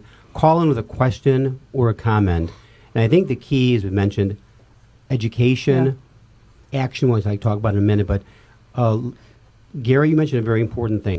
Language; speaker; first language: English; native; English